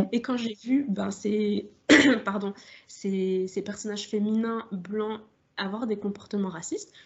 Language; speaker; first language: French; native; French